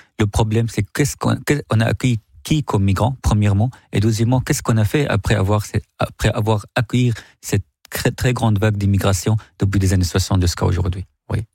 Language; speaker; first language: French; non-native, fluent; Arabic